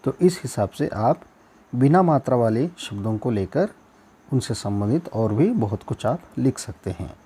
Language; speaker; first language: Hindi; non-native, local second language; Kannada